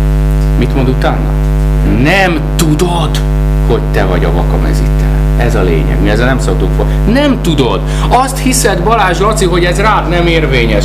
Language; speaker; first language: Hungarian; native; Hungarian